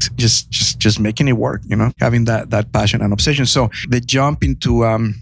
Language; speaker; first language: English; non-native, fluent; Spanish